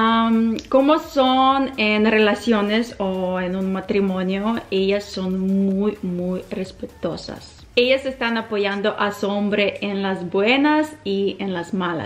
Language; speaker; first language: Spanish; non-native, fluent; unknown